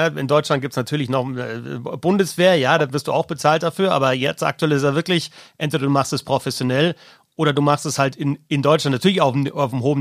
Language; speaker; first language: German; native; German